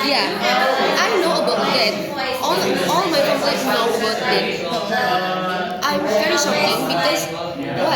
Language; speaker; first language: English; non-native, learner; Indonesian